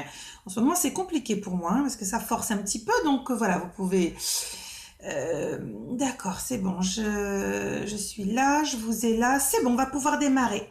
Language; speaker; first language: French; native; French